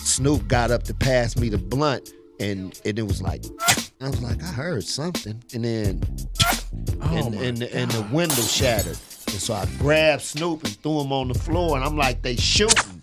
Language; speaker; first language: English; native; English